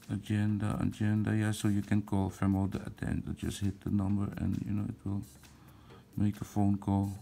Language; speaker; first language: English; non-native, fluent; Dutch